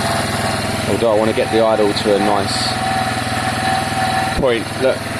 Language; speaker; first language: English; native; English